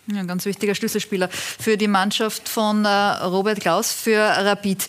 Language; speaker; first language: German; native; German